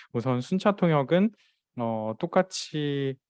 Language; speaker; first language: Korean; non-native, fluent; Chinese